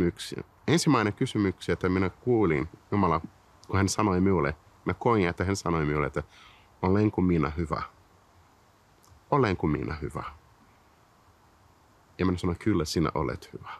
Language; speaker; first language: Finnish; non-native, fluent; Portuguese